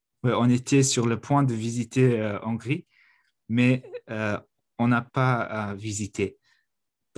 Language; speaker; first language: French; non-native, fluent; Mongolian